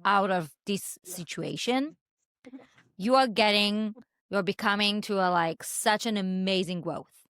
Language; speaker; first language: English; non-native, fluent; Hebrew